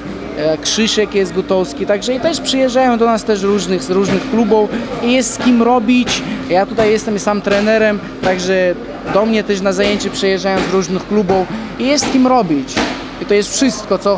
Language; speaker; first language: Polish; non-native, fluent; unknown